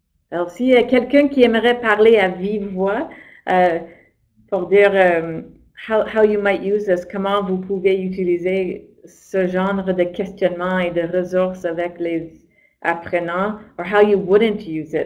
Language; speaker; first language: French; non-native, fluent; English